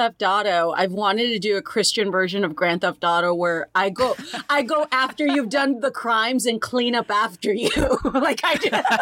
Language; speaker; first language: English; native; English